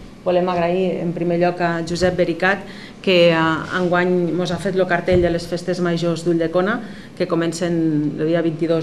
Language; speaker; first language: Catalan; native; Catalan